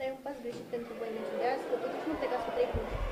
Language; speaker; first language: Romanian; native; Romanian